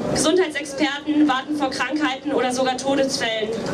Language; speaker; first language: German; native; German